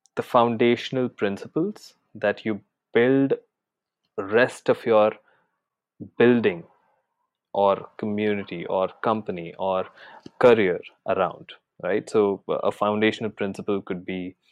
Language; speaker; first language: English; non-native, local second language; Hindi